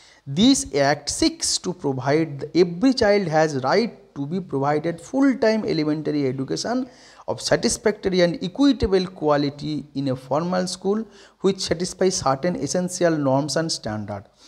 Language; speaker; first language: English; non-native, local second language; Bangla